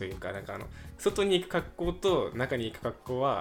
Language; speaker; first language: Japanese; native; Japanese